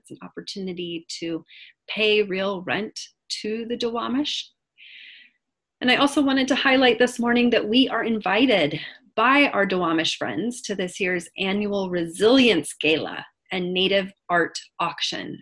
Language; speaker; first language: English; native; English